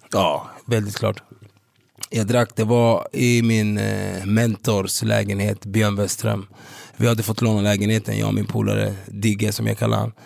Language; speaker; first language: Swedish; early bilingual, other home language; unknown